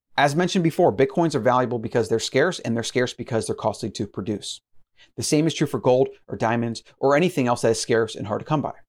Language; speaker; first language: English; native; English